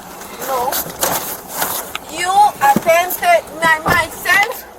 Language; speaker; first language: English; non-native, learner; Spanish